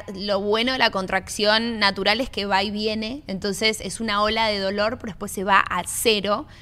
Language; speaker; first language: Spanish; native; Spanish